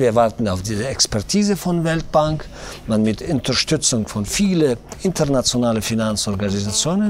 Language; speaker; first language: German; non-native, learner; Tajik